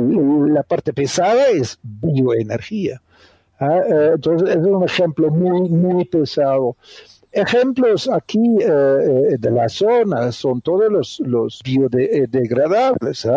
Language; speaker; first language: Spanish; non-native, fluent; Dutch